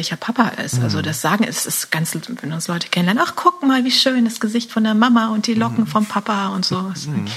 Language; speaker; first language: German; native; German